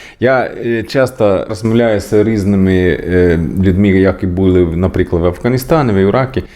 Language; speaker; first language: Ukrainian; non-native, learner; Swedish